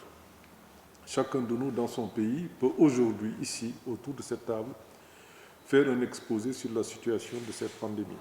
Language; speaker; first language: French; non-native, local second language; Wolof